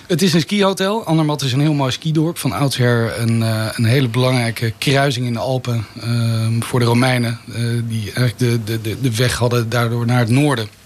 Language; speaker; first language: Dutch; native; Dutch